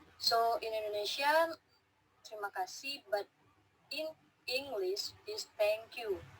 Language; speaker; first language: English; non-native, learner; Indonesian